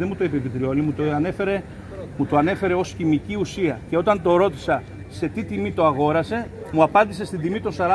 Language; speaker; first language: Greek; native; Greek